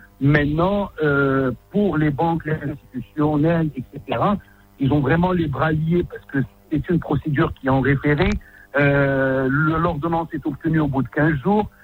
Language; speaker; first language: French; non-native, local second language; Arabic